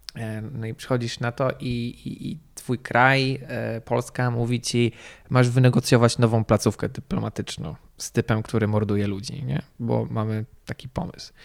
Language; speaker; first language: Polish; native; Polish